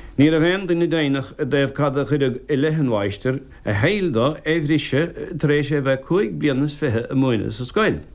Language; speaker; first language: Irish; native; Irish